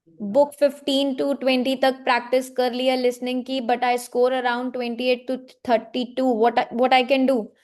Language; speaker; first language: Hindi; native; Hindi